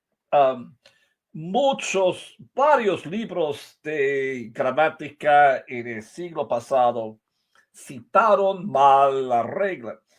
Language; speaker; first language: Spanish; non-native, fluent; English